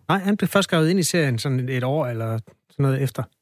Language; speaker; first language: Danish; native; Danish